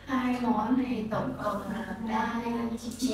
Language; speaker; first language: Vietnamese; native; Vietnamese